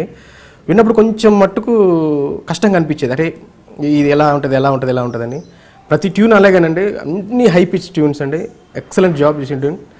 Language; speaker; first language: Telugu; native; Telugu